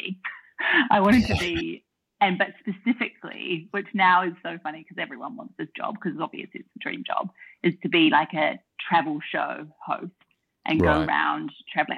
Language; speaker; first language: English; native; English